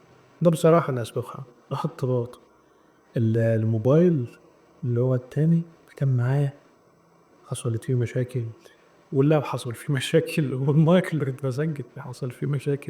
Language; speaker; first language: Arabic; native; Arabic